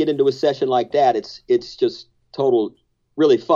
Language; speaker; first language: English; native; English